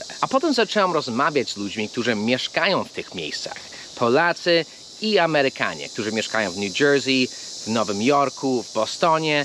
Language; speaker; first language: Polish; non-native, fluent; English